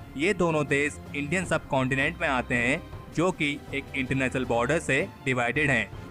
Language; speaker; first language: Hindi; native; Hindi